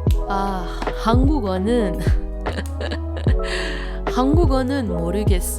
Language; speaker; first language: Korean; non-native, learner; Malagasy